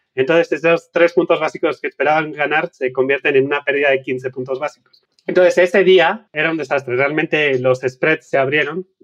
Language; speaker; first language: Spanish; native; Spanish